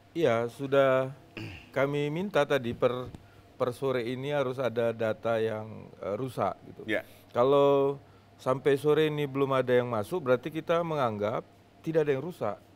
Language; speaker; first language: Indonesian; native; Indonesian